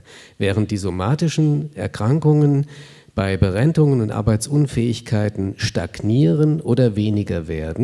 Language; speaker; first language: German; native; German